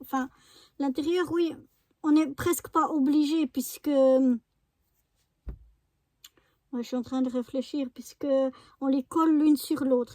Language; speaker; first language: French; native; French